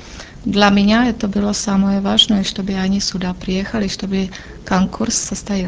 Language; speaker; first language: Russian; non-native, fluent; Czech